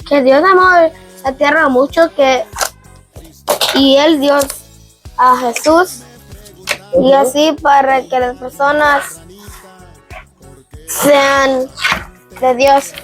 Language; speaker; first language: Spanish; early bilingual, heritage; Spanish